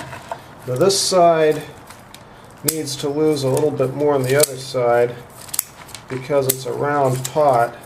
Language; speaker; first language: English; native; English